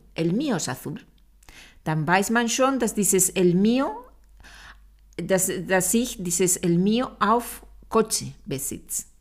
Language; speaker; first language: German; non-native, fluent; Spanish